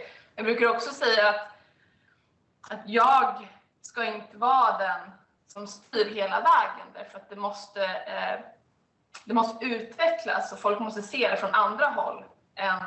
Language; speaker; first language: Swedish; native; Swedish